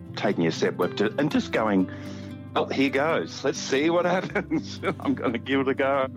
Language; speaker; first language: English; native; English